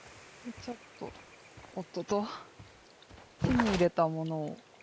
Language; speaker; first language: Japanese; native; Japanese